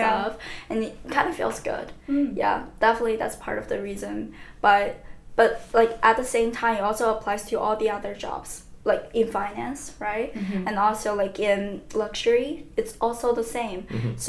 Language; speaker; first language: English; non-native, fluent; Chinese